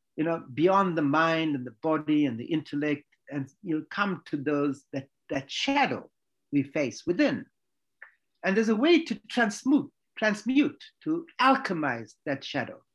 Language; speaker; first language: English; native; English